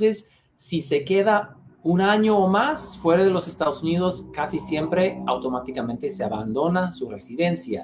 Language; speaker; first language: Spanish; non-native, fluent; English